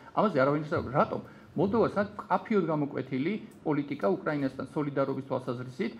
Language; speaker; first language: Georgian; native; Georgian